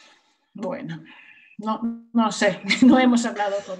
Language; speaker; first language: Spanish; non-native, fluent; Swedish